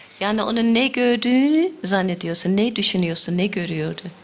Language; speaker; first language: Turkish; non-native, fluent; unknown